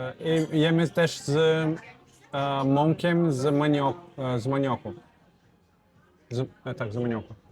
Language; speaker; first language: Polish; non-native, learner; Portuguese